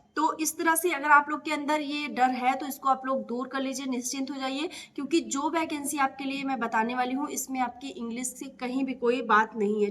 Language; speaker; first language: Hindi; native; Hindi